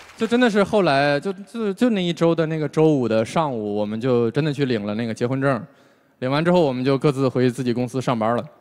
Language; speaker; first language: Chinese; native; Chinese